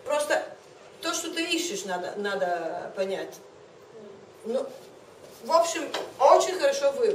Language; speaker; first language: Russian; non-native, fluent; Bulgarian